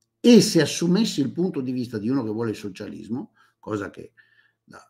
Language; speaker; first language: Italian; native; Italian